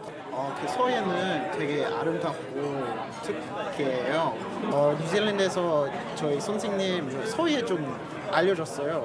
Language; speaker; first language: Korean; non-native, learner; English